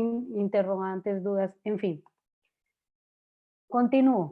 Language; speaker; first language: Spanish; native; Spanish